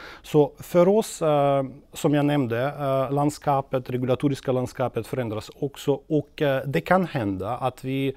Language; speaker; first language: Swedish; non-native, fluent; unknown